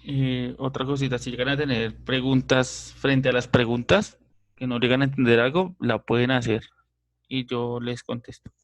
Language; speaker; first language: Spanish; native; Spanish